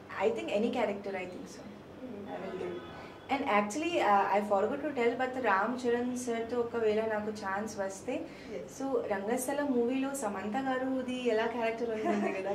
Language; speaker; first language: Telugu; non-native, local second language; Hindi